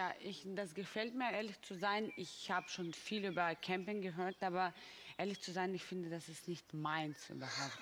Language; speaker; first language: German; non-native, fluent; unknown